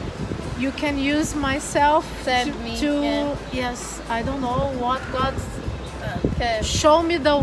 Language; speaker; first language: English; non-native, learner; Portuguese